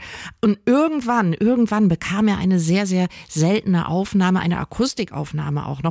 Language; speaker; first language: German; native; German